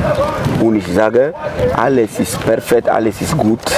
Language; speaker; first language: German; non-native, learner; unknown